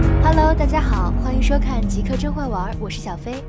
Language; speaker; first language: Chinese; native; Chinese